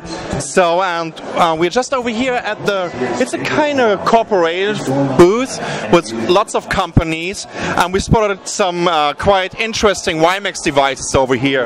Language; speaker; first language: English; non-native, fluent; German